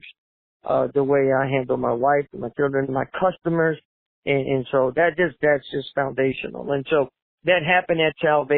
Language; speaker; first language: English; native; English